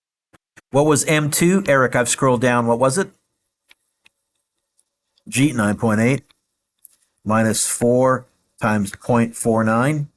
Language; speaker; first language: English; native; English